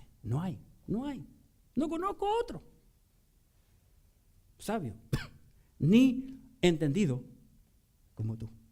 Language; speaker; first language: Spanish; native; Spanish